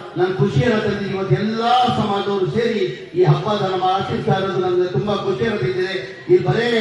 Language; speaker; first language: Kannada; non-native, local second language; Urdu